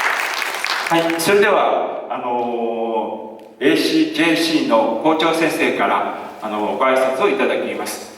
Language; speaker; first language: Japanese; native; Japanese